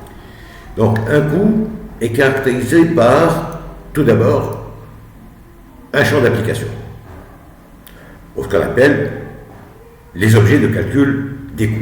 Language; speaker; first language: French; non-native, local second language; Arabic